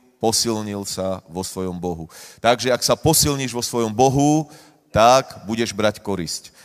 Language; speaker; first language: Slovak; native; Slovak